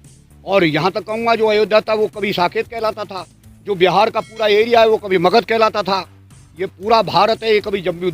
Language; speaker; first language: Hindi; native; Hindi